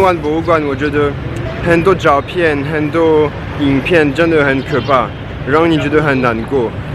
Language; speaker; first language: Chinese; non-native, fluent; French